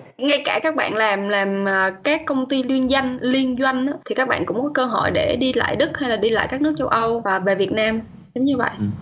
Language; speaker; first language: Vietnamese; native; Vietnamese